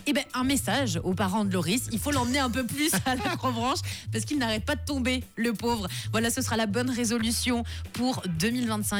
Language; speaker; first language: French; native; French